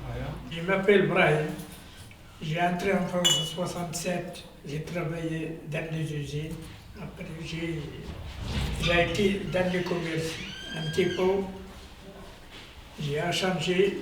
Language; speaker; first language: French; non-native, learner; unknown